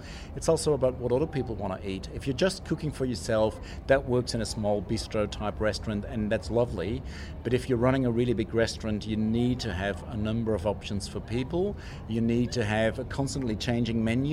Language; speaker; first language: English; non-native, fluent; Dutch